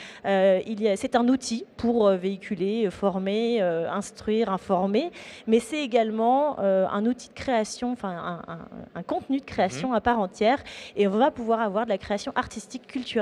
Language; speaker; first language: French; native; French